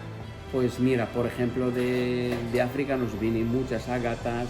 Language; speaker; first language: Spanish; non-native, fluent; Arabic